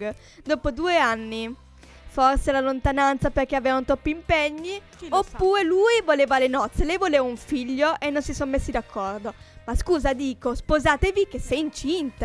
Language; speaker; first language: Italian; native; Italian